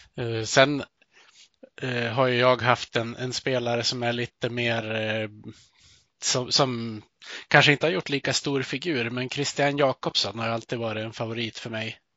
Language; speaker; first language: Swedish; native; Swedish